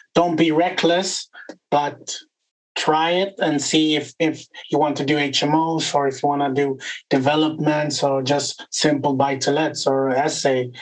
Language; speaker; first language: English; non-native, fluent; Swedish